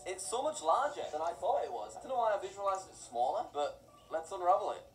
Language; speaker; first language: English; native; English